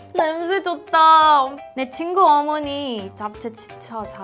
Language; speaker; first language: Korean; non-native, learner; Filipino